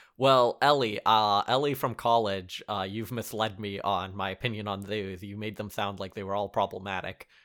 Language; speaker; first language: English; early bilingual, other home language; Arabic